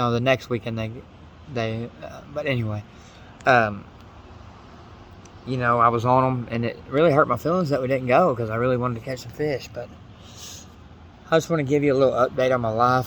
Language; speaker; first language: English; native; English